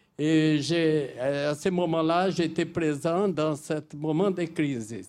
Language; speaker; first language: French; non-native, fluent; Portuguese